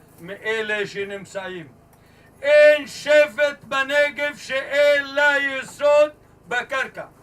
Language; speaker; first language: Hebrew; non-native, local second language; Arabic